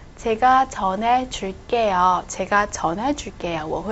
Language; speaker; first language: Korean; non-native, fluent; Chinese